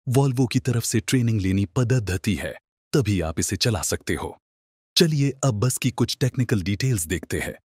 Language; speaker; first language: Hindi; non-native, local second language; Marathi